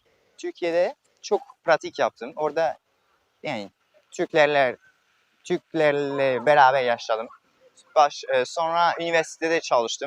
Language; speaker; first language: Turkish; non-native, fluent; French